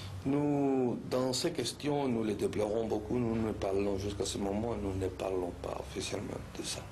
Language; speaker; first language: French; non-native, fluent; Spanish